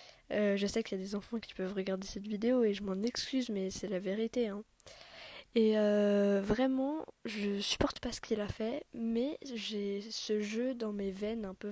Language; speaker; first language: French; native; French